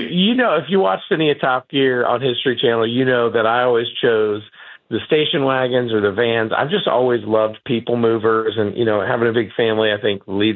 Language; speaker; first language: English; native; English